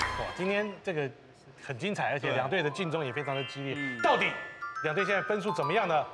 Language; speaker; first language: Chinese; native; Chinese